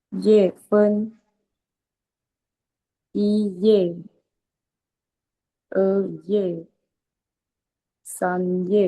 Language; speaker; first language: Chinese; non-native, learner; Lao